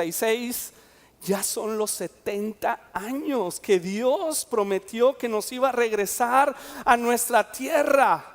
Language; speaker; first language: Spanish; native; Spanish